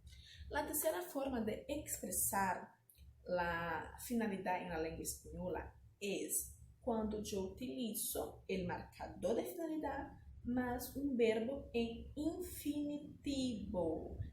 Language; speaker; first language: Spanish; non-native, fluent; Portuguese